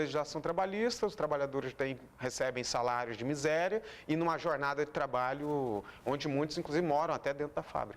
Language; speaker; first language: Portuguese; native; Portuguese